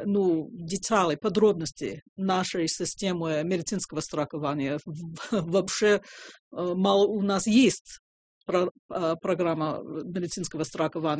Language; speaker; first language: Russian; non-native, fluent; English